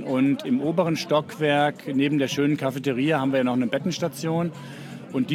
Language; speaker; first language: German; native; German